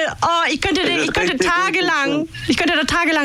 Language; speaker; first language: German; native; German